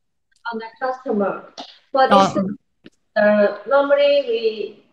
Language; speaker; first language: English; non-native, learner; Chinese